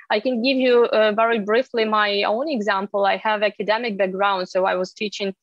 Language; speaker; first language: English; non-native, fluent; Ukrainian